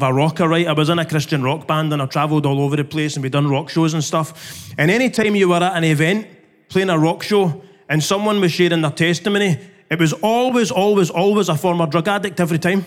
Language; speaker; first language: English; native; English